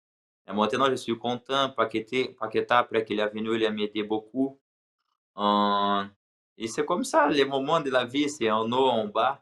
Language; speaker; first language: French; non-native, learner; Portuguese